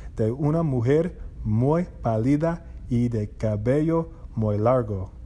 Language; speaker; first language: Spanish; non-native, learner; English